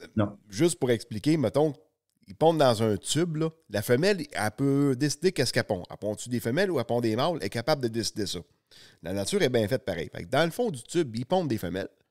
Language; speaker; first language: French; native; French